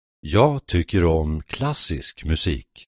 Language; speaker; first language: Swedish; non-native, fluent; Persian